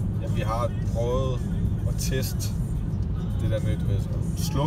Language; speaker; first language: Danish; native; Danish